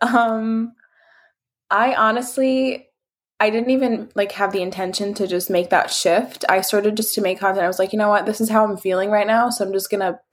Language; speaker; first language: English; native; English